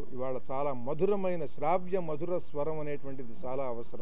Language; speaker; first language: Telugu; native; Telugu